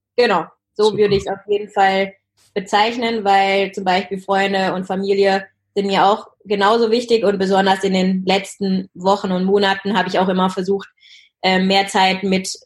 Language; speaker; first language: German; native; German